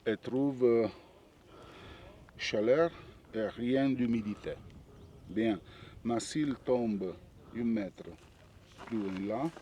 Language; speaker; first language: French; non-native, learner; Italian